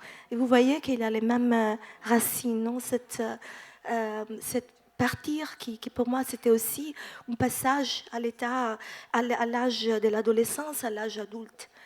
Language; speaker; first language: French; non-native, fluent; Italian